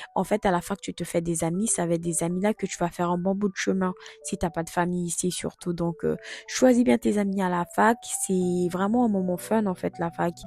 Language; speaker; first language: French; non-native, local second language; Lingala